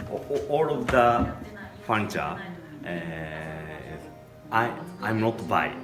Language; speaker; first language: English; non-native, learner; Japanese